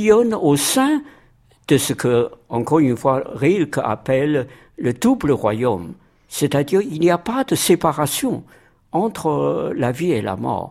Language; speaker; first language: French; non-native, fluent; Chinese